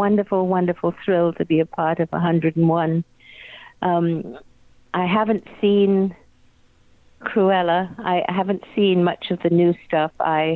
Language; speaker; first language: English; native; English